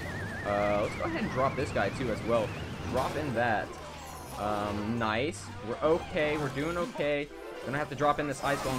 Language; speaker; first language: English; native; English